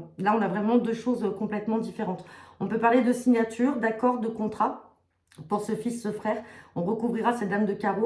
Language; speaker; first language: French; native; French